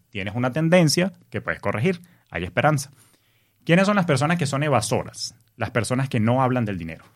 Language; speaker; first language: Spanish; native; Spanish